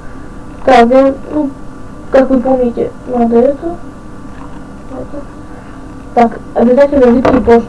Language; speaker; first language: Russian; native; Russian